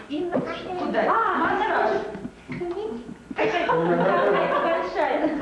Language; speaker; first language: Russian; native; Russian